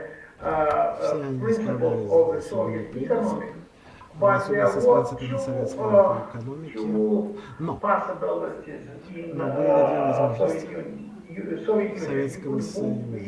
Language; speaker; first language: Russian; non-native, local second language; Azerbaijani